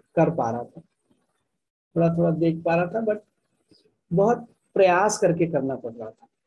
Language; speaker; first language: Hindi; native; Hindi